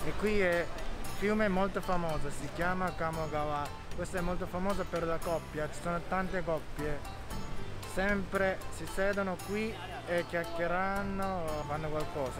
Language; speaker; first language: Italian; non-native, learner; Japanese